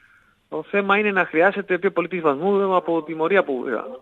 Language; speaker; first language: Greek; non-native, learner; Spanish